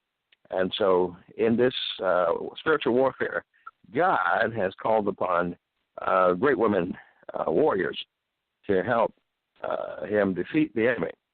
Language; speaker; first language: English; native; English